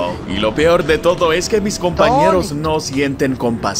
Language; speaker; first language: Spanish; native; Spanish